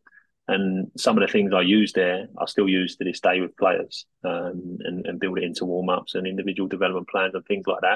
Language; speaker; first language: English; native; English